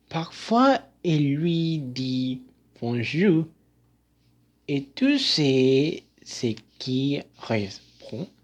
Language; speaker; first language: French; non-native, learner; Spanish